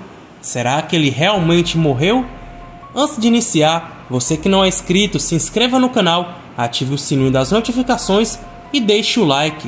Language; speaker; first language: Portuguese; native; Portuguese